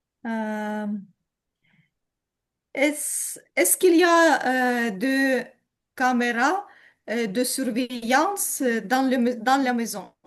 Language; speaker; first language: French; non-native, learner; Ukrainian